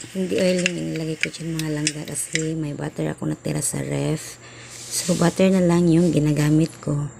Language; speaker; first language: Filipino; non-native, local second language; Cebuano